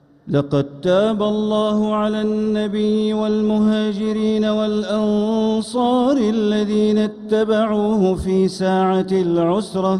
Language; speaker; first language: Arabic; native; Arabic